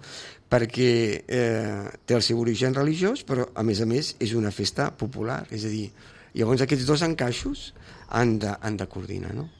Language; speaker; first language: Catalan; native; Catalan